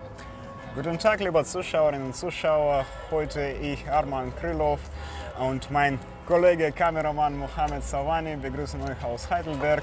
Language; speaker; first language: German; non-native, fluent; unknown